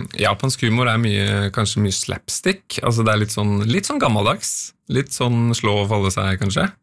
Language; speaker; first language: Norwegian; native; Norwegian